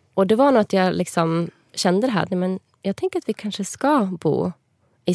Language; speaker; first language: Swedish; native; Swedish